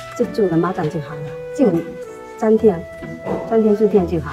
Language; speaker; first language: Chinese; native; Chinese